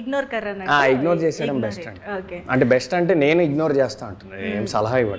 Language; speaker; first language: Telugu; native; Telugu